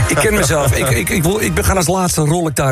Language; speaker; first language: Dutch; native; Dutch